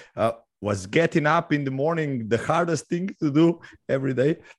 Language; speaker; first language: English; non-native, fluent; Slovenian